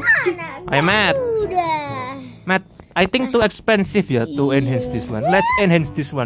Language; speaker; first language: English; non-native, local second language; Indonesian